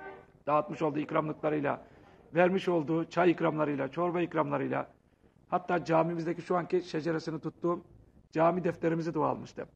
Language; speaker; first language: Turkish; native; Turkish